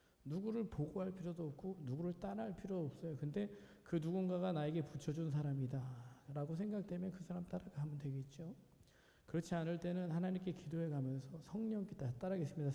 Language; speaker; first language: Korean; native; Korean